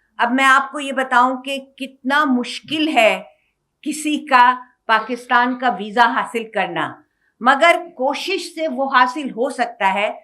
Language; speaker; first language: Urdu; native; Urdu